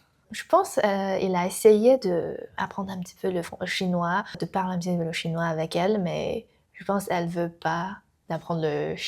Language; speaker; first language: French; non-native, learner; Chinese